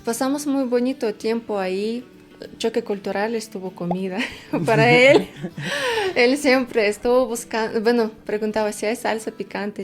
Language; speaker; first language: Spanish; non-native, fluent; Russian